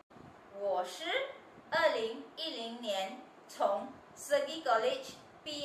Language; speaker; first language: Chinese; non-native, fluent; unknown